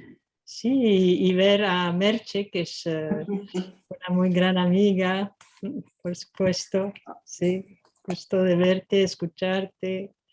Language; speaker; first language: Spanish; non-native, fluent; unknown